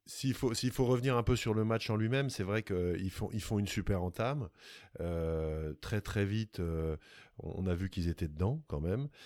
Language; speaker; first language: French; native; French